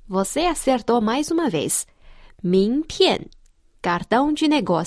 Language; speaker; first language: Portuguese; non-native, fluent; Chinese